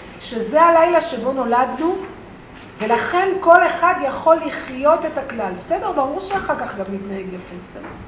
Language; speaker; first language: Hebrew; native; Hebrew